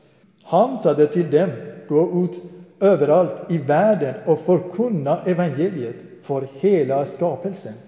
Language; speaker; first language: Swedish; non-native, fluent; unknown